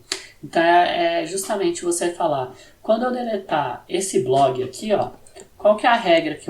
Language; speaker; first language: Portuguese; native; Portuguese